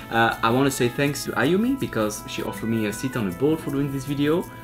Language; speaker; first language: English; non-native, learner; French